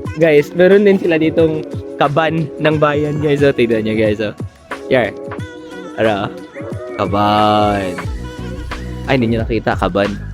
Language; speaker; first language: Filipino; non-native, local second language; Cebuano